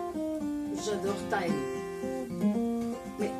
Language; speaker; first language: French; non-native, learner; Croatian